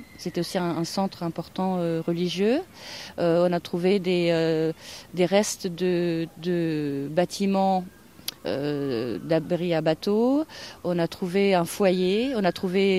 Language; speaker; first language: French; non-native, fluent; Norwegian